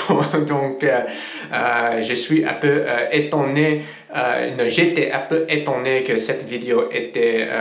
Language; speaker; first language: French; non-native, learner; English